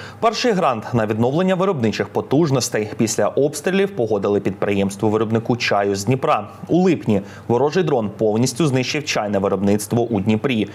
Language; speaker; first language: Ukrainian; native; Ukrainian